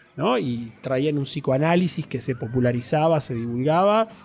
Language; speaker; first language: Spanish; native; Spanish